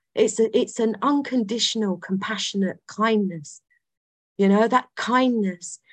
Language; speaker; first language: English; native; English